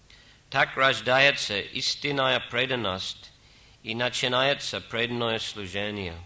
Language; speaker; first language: Russian; non-native, fluent; English